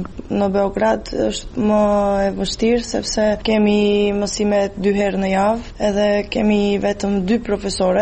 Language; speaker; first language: Albanian; non-native, fluent; Serbian